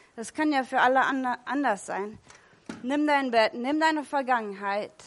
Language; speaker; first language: German; non-native, fluent; English